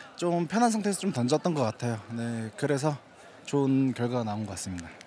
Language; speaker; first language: Korean; native; Korean